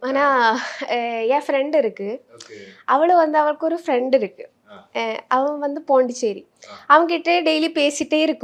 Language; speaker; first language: Tamil; non-native, learner; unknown